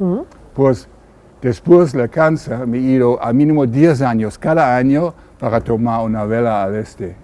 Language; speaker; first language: Spanish; non-native, learner; German